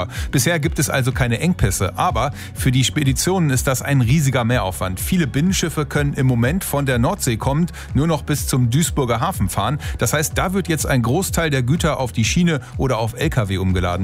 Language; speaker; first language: German; native; German